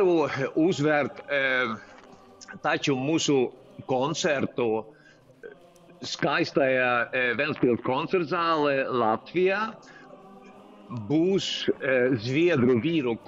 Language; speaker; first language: Latvian; non-native, fluent; Swedish